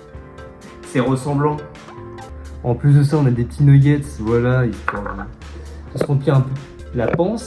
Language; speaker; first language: French; native; French